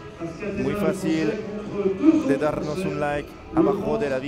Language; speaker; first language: Spanish; non-native, learner; French